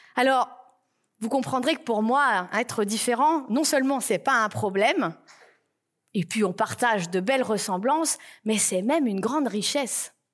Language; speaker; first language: French; native; French